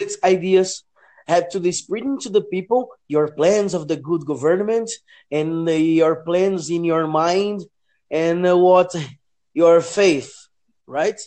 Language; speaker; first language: English; non-native, learner; Portuguese